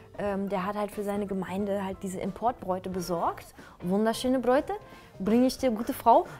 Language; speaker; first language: German; early bilingual, other home language; Persian